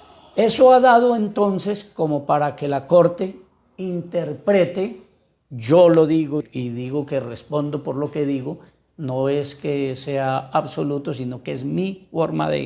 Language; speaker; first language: Spanish; native; Spanish